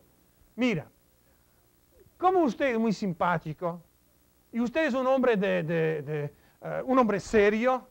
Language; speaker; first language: Spanish; non-native, fluent; English